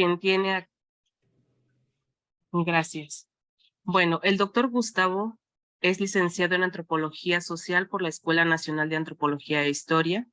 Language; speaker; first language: Spanish; native; Spanish